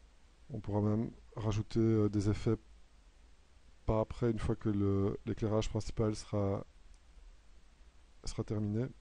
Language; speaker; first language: French; native; French